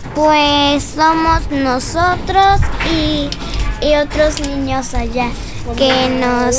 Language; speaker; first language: Spanish; early bilingual, other home language; French